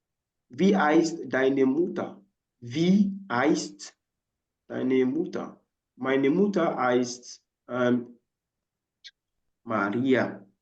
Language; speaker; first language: German; non-native, fluent; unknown